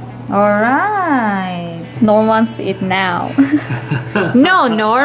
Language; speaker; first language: English; non-native, fluent; Turkish